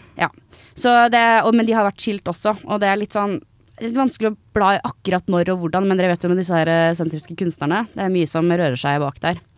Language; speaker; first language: Norwegian; native; Norwegian